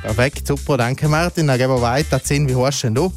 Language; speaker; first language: German; native; German